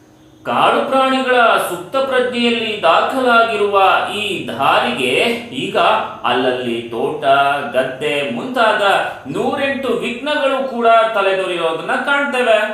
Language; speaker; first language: Kannada; native; Kannada